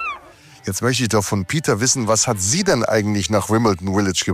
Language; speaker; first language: German; native; German